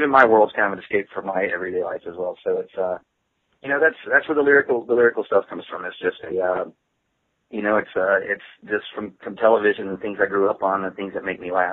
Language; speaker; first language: English; native; English